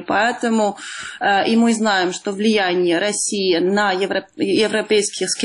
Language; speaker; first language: Russian; non-native, fluent; Dutch